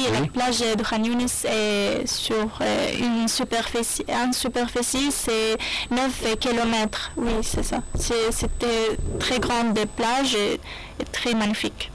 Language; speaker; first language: French; non-native, learner; Arabic